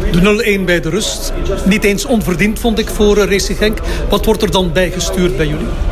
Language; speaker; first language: Dutch; native; Dutch